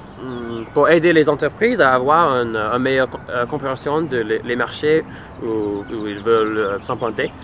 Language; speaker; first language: French; non-native, learner; English